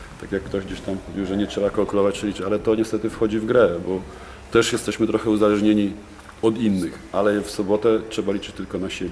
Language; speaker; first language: Polish; native; Polish